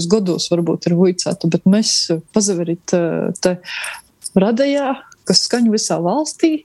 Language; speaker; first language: Latvian; native; Latvian